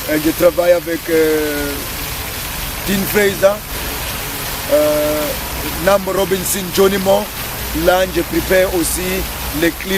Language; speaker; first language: French; non-native, learner; English